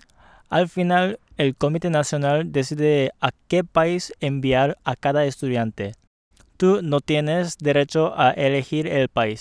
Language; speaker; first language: Spanish; non-native, fluent; Japanese